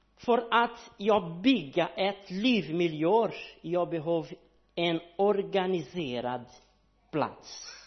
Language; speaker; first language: Swedish; non-native, learner; Portuguese